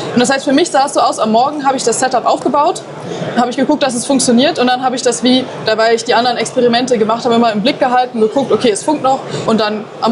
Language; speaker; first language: German; native; German